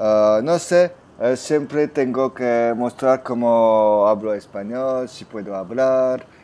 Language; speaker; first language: Spanish; non-native, learner; French